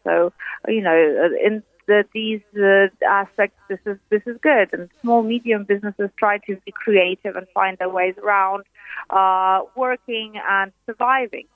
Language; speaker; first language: English; non-native, fluent; Ukrainian